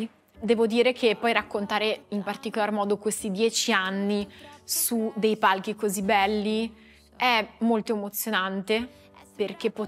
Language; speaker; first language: Italian; native; Italian